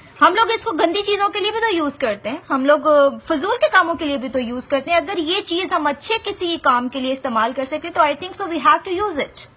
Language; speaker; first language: Urdu; non-native, local second language; Punjabi